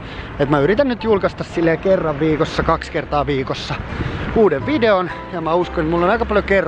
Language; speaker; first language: Finnish; native; Finnish